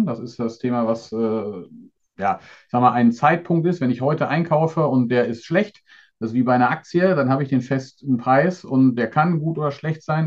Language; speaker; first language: German; native; German